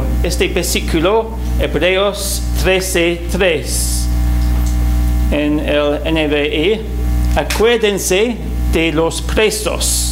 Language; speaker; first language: Spanish; non-native, fluent; English